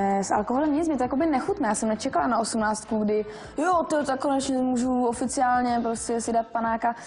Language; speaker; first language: Czech; non-native, local second language; Polish